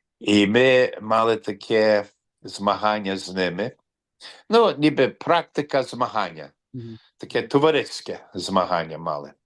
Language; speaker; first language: Ukrainian; early bilingual, heritage; Ukrainian